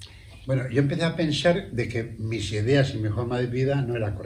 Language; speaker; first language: Spanish; native; Spanish